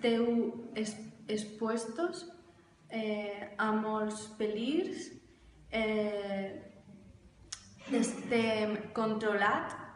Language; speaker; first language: Catalan; non-native, learner; Spanish